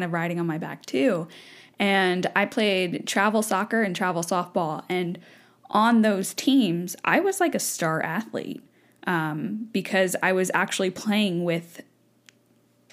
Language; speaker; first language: English; native; English